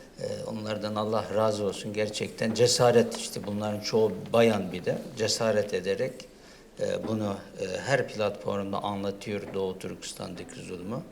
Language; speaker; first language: Turkish; non-native, fluent; Uyghur